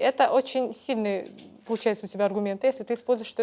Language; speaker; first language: Russian; native; Russian